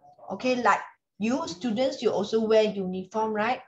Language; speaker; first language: English; non-native, local second language; Chinese